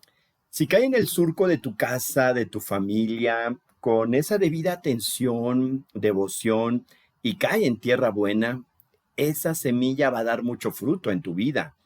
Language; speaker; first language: Spanish; native; Spanish